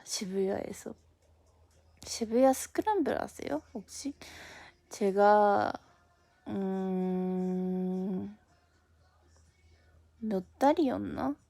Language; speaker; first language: Korean; non-native, fluent; Japanese